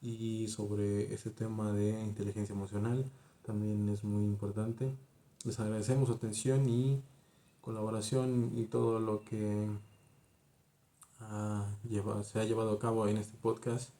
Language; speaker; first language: Spanish; native; Spanish